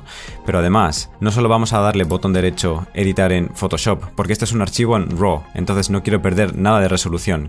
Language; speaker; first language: Spanish; native; Spanish